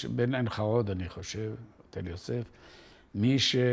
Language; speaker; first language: Hebrew; native; Hebrew